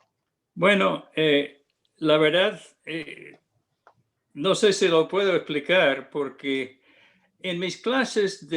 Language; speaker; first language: Spanish; non-native, fluent; English